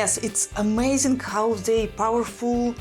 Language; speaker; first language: English; non-native, fluent; Russian